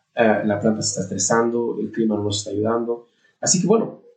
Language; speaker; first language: Spanish; native; Spanish